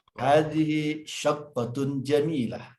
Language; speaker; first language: Arabic; non-native, fluent; Indonesian